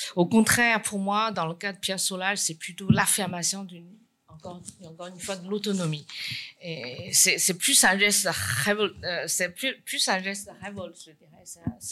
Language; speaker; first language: French; non-native, fluent; Chinese